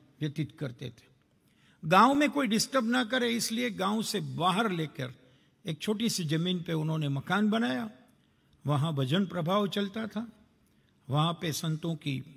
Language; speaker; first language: Hindi; non-native, local second language; Gujarati